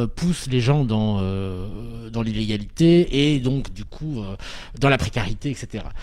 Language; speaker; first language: French; native; French